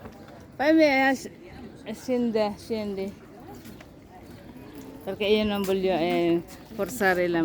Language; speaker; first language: Italian; non-native, learner; Filipino